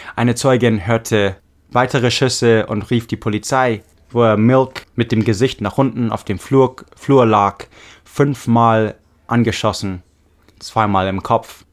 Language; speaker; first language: German; non-native, fluent; English